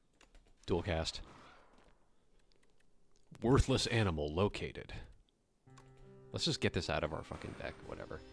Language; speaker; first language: English; native; English